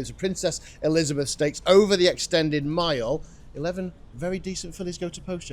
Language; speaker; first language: English; native; English